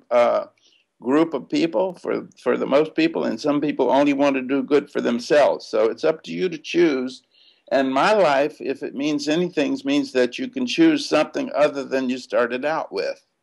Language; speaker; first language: English; native; English